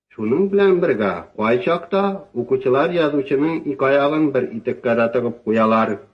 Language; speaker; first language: Tatar; native; Tatar